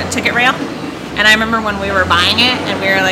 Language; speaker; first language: English; native; English